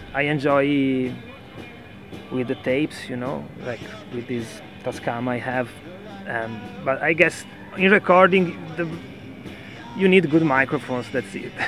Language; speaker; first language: English; non-native, fluent; Italian